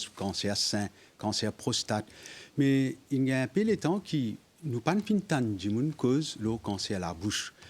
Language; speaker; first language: French; non-native, local second language; Morisyen